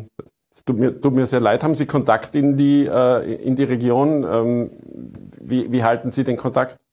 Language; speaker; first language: German; native; German